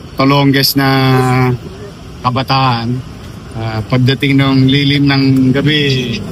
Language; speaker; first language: Filipino; native; Filipino